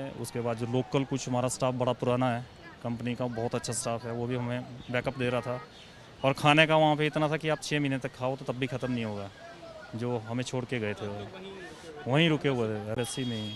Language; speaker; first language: Hindi; native; Hindi